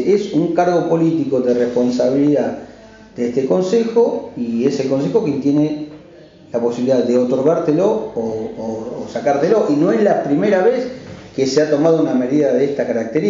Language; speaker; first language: Spanish; native; Spanish